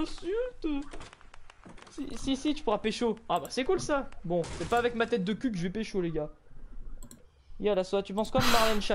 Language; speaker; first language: French; native; French